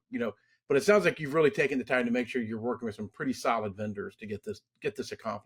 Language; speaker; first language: English; native; English